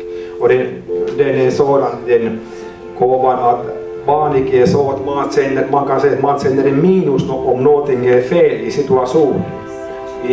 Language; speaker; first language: Swedish; non-native, learner; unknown